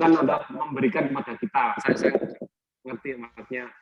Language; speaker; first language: Indonesian; native; Indonesian